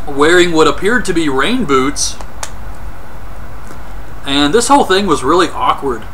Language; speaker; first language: English; native; English